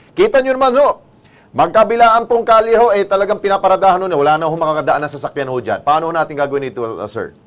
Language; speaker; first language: Filipino; native; Filipino